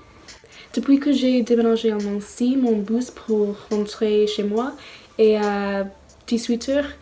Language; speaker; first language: French; non-native, learner; English